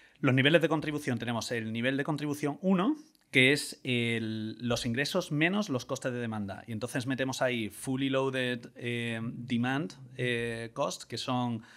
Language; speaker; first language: Spanish; native; Spanish